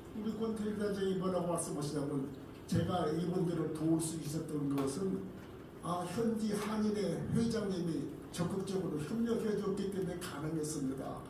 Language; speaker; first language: Korean; native; Korean